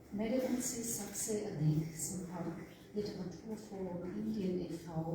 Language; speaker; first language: Hindi; non-native, fluent; German